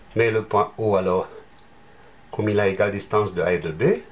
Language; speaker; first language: French; native; French